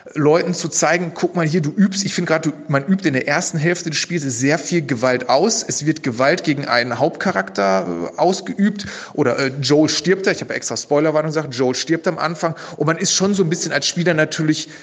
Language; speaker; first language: German; native; German